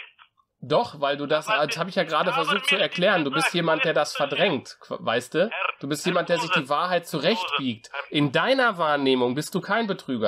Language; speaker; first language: German; native; German